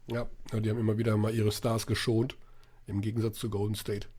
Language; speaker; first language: German; native; German